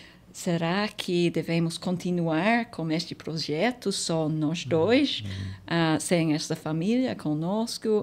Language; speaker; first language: Portuguese; non-native, fluent; English